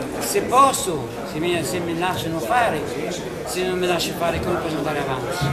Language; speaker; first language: Italian; early bilingual, heritage; Italian